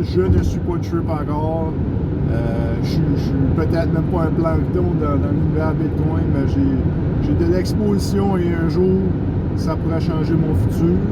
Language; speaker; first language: French; native; French